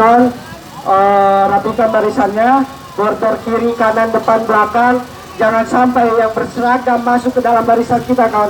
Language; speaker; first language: Indonesian; native; Indonesian